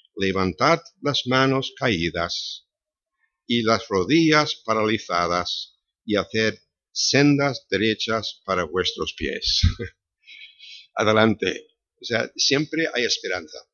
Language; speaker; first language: Spanish; non-native, fluent; English